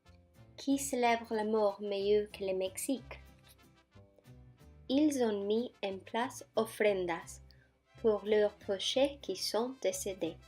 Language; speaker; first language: French; non-native, learner; Spanish